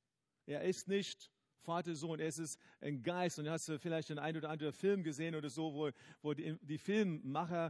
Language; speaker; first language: German; non-native, fluent; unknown